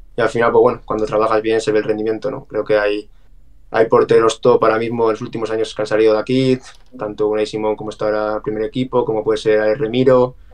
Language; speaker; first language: Spanish; native; Spanish